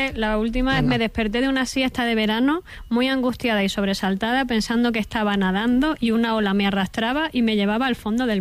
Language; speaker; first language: Spanish; native; Spanish